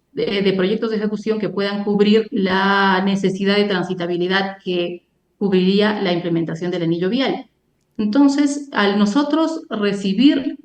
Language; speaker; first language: Spanish; native; Spanish